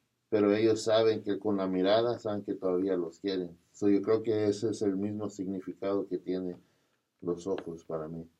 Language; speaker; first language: Spanish; non-native, learner; English